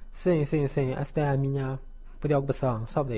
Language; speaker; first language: Portuguese; non-native, learner; Chinese